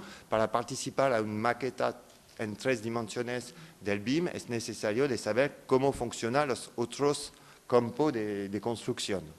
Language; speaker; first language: Spanish; non-native, fluent; French